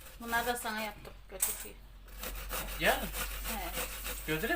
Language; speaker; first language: Turkish; native; Turkish